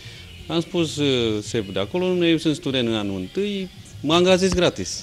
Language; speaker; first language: Romanian; non-native, fluent; Vietnamese